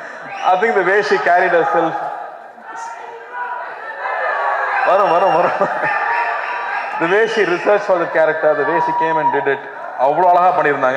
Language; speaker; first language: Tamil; native; Tamil